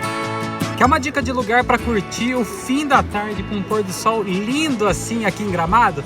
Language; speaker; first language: Portuguese; native; Portuguese